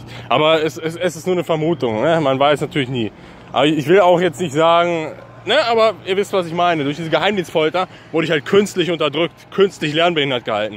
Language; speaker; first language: German; native; German